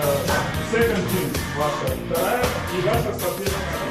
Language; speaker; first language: Russian; native; Russian